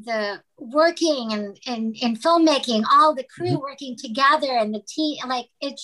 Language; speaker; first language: English; non-native, local second language; Filipino